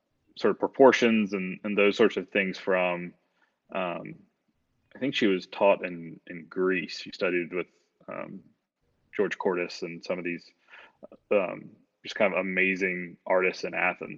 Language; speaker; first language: English; native; English